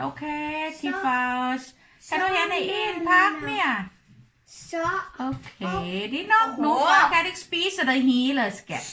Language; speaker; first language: Danish; non-native, learner; Thai